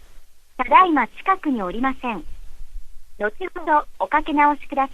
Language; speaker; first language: Japanese; native; Japanese